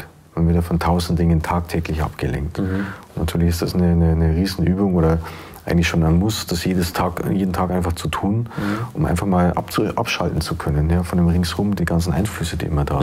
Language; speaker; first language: German; native; German